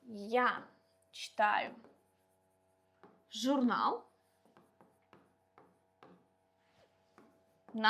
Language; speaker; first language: Russian; non-native, local second language; Uzbek